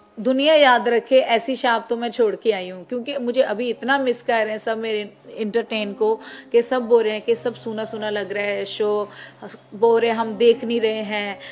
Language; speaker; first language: Hindi; non-native, local second language; Punjabi